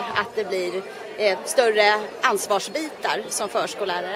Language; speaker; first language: Swedish; native; Swedish